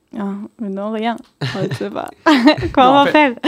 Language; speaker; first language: French; early bilingual, heritage; Hebrew